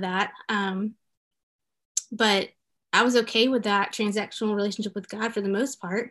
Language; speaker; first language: English; native; English